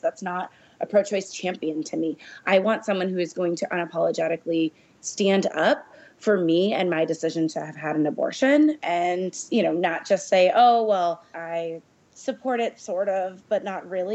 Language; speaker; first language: English; native; English